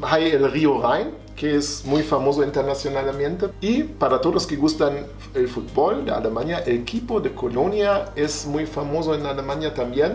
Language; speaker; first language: Spanish; non-native, fluent; German